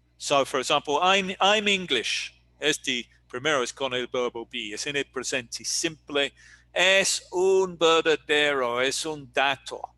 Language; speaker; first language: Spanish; non-native, fluent; English